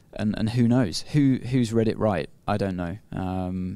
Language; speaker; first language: English; native; English